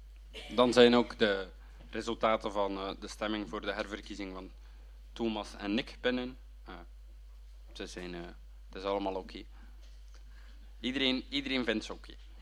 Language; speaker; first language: Dutch; native; Dutch